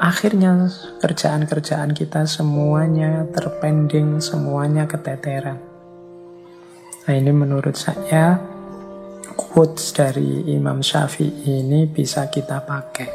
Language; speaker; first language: Indonesian; native; Indonesian